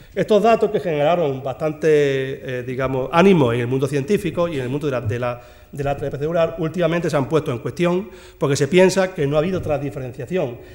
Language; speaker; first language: Spanish; native; Spanish